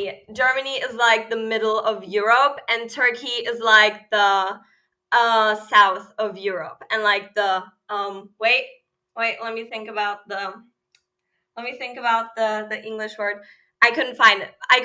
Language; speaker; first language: English; non-native, fluent; Turkish